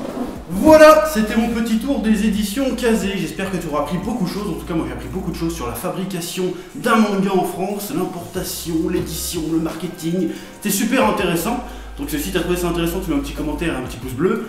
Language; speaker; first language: French; native; French